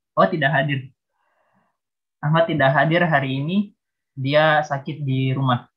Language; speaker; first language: Indonesian; native; Indonesian